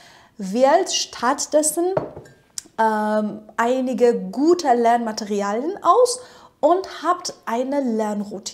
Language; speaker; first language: German; non-native, fluent; Persian